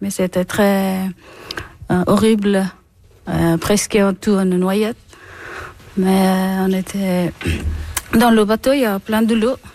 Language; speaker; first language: French; non-native, learner; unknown